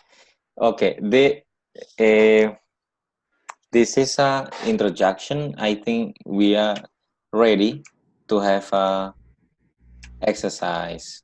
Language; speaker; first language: English; non-native, learner; Indonesian